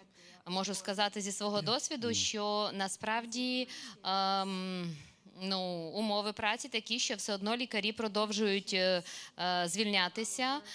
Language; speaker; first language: Ukrainian; native; Ukrainian